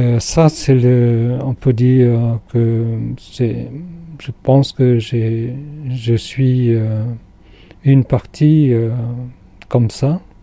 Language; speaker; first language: French; non-native, fluent; Khmer